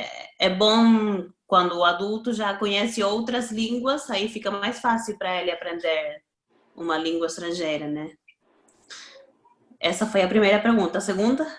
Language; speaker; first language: Portuguese; non-native, fluent; Spanish